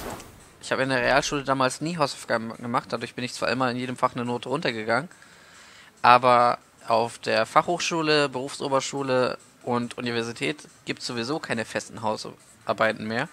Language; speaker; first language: German; native; German